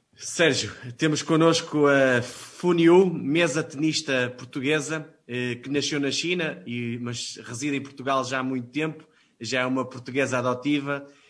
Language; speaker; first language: Portuguese; native; Portuguese